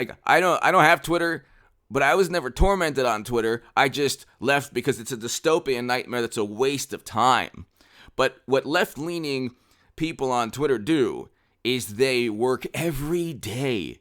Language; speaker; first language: English; native; English